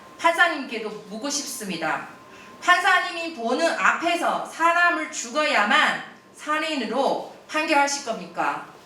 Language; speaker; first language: Korean; non-native, fluent; Chinese